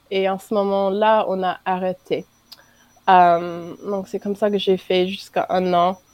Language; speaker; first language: French; non-native, fluent; English